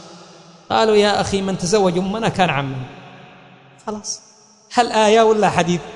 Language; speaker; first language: Arabic; native; Arabic